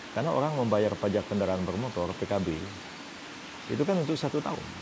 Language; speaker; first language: Indonesian; native; Indonesian